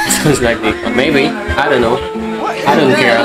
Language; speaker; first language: English; non-native, local second language; Filipino